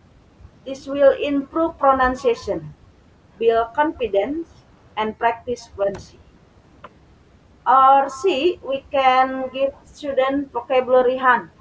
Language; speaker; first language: English; non-native, learner; Indonesian